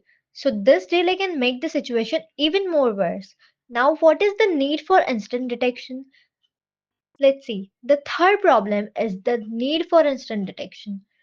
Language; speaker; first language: English; non-native, learner; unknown